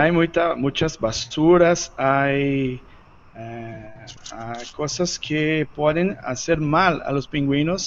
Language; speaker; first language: Spanish; non-native, learner; Portuguese